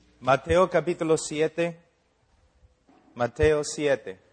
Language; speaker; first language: Spanish; non-native, fluent; English